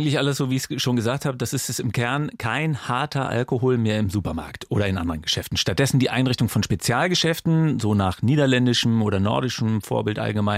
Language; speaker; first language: German; native; German